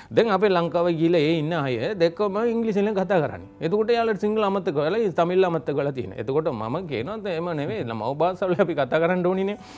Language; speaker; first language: Sinhala; non-native, local second language; Tamil